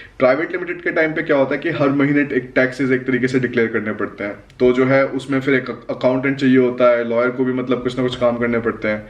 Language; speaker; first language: Hindi; native; Hindi